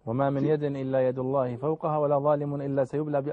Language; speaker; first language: Arabic; native; Arabic